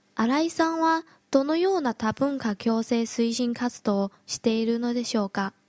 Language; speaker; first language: Japanese; non-native, fluent; Chinese